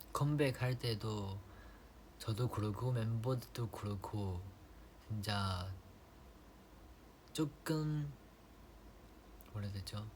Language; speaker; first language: Korean; non-native, fluent; Chinese